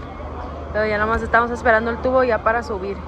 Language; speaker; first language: Spanish; early bilingual, other home language; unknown